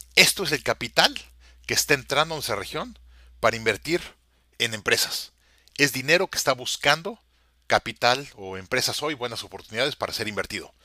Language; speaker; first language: Spanish; native; Spanish